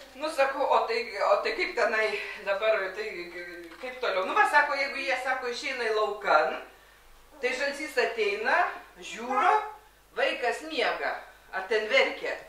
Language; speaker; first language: Lithuanian; native; Lithuanian